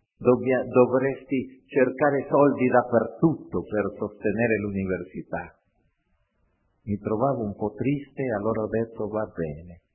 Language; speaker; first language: Italian; non-native, fluent; Spanish